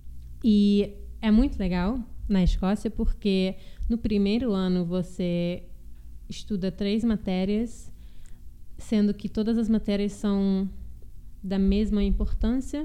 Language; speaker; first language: Portuguese; early bilingual, heritage; Portuguese